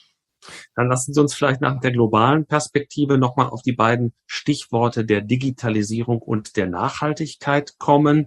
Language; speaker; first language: German; native; German